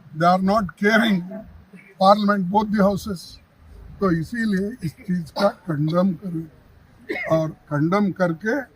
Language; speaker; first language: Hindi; non-native, local second language; Kannada